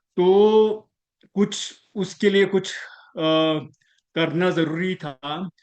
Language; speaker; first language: Hindi; non-native, local second language; Ladakhi